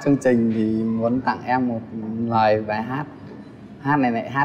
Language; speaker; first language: Vietnamese; native; Vietnamese